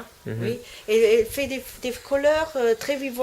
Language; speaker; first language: French; non-native, learner; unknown